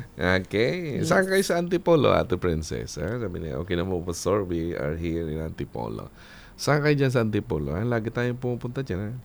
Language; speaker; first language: Filipino; non-native, local second language; Bikol